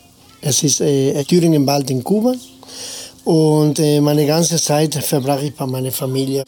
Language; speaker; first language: German; non-native, fluent; Spanish